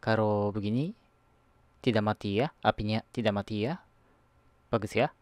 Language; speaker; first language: Indonesian; non-native, learner; Japanese